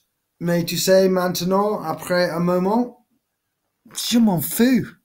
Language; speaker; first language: French; non-native, learner; English